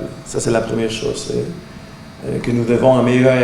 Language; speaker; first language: French; non-native, learner; Portuguese